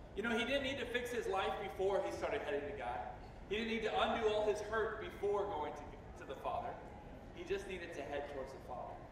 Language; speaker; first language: English; native; English